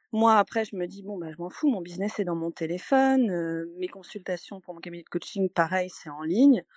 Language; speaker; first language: French; native; French